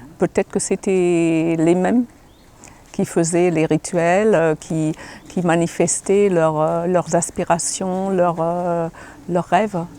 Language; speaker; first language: French; non-native, fluent; German